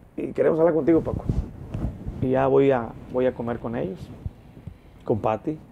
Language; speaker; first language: Spanish; native; Spanish